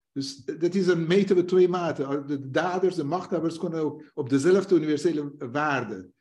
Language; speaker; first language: Dutch; non-native, fluent; Persian